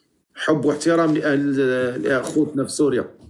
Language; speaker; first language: Arabic; native; Arabic